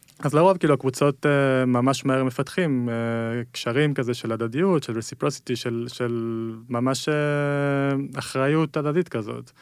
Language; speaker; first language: Hebrew; early bilingual, other home language; Spanish